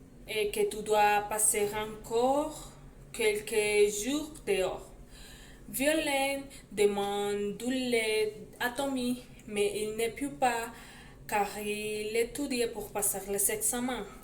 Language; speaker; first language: French; non-native, learner; Spanish